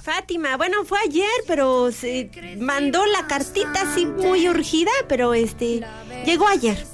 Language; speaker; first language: Spanish; native; Spanish